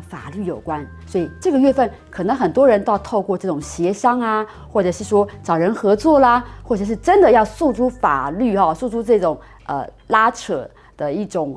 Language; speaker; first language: Chinese; native; Chinese